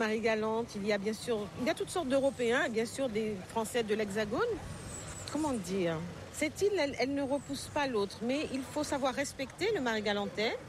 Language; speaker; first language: French; native; French